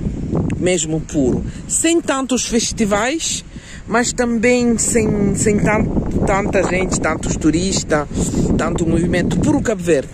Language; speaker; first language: Portuguese; non-native, fluent; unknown